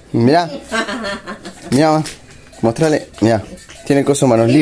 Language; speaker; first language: Spanish; native; Spanish